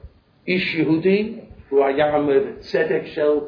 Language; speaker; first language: Hebrew; non-native, fluent; English